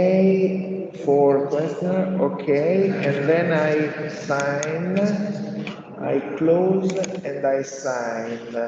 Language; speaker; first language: English; non-native, fluent; Italian